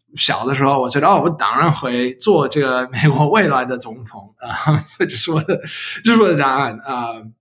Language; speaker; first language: Chinese; non-native, learner; English